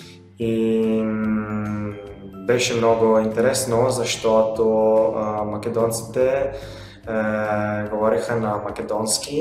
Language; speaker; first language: Bulgarian; non-native, learner; Italian